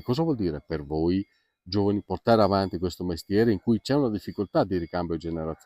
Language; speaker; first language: Italian; native; Italian